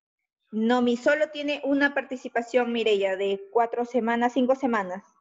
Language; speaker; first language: Spanish; native; Spanish